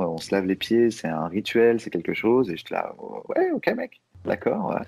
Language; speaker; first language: French; native; French